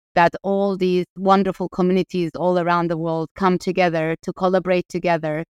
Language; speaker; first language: English; non-native, fluent; Turkish